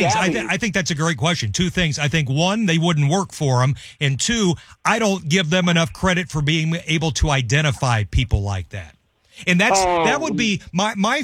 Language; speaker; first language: English; native; English